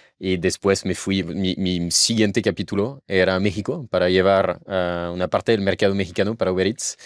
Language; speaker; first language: Spanish; non-native, fluent; French